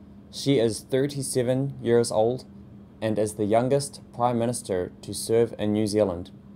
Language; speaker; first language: English; native; English